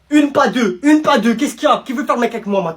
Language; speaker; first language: French; native; French